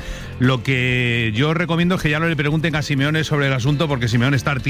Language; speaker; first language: Spanish; native; Spanish